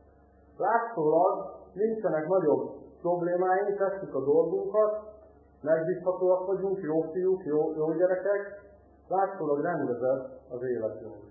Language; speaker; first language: Hungarian; native; Hungarian